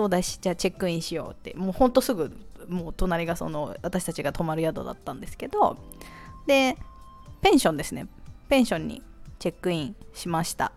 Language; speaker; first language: Japanese; native; Japanese